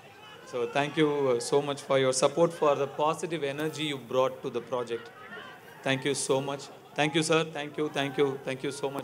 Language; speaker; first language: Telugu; non-native, learner; Tamil